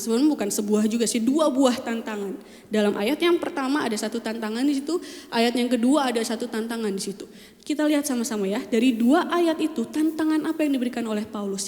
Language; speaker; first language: Indonesian; native; Indonesian